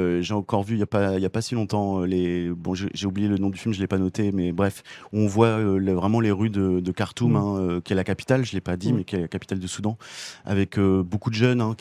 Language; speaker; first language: French; native; French